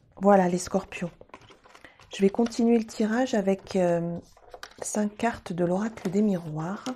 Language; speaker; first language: French; native; French